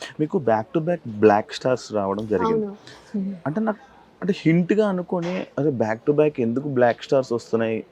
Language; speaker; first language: Telugu; native; Telugu